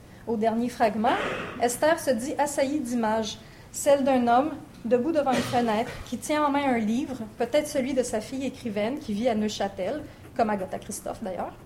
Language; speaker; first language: French; native; French